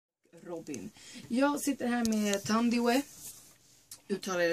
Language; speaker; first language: Swedish; native; Swedish